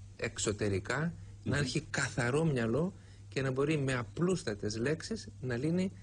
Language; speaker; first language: Greek; native; Greek